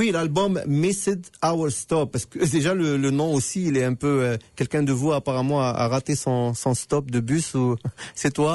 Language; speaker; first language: French; native; French